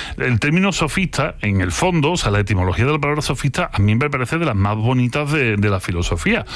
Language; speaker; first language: Spanish; native; Spanish